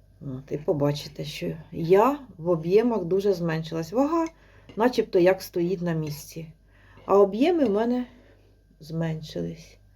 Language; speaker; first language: Ukrainian; non-native, local second language; Russian